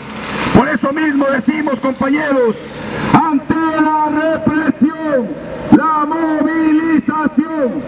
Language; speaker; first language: Spanish; native; Spanish